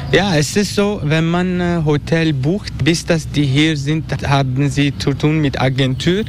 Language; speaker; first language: German; non-native, fluent; Turkish